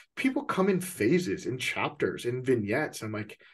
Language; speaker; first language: English; native; English